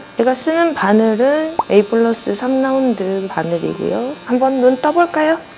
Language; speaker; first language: Korean; native; Korean